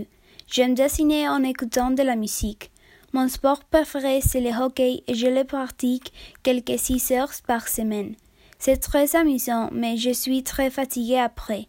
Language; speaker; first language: French; non-native, learner; Spanish